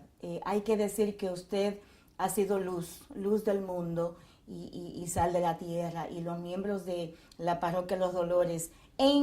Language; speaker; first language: Spanish; native; Spanish